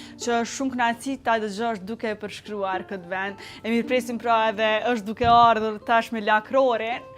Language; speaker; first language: Albanian; native; Albanian